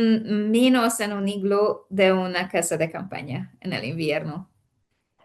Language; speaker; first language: Spanish; non-native, fluent; Hungarian